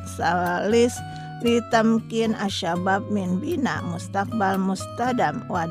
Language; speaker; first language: Arabic; non-native, fluent; Indonesian